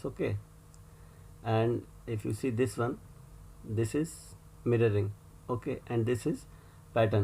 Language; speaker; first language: English; non-native, local second language; Hindi